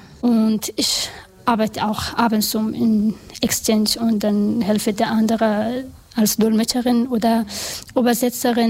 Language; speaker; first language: German; non-native, learner; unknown